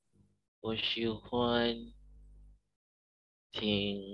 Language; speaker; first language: Chinese; non-native, learner; English